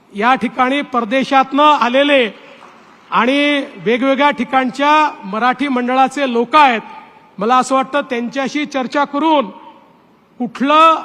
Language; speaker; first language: Marathi; native; Marathi